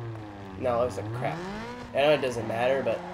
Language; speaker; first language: English; native; English